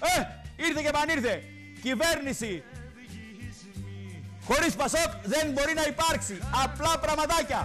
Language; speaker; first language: Greek; native; Greek